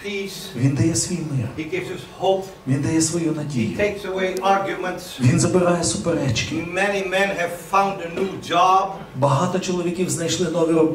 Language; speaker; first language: Ukrainian; native; Ukrainian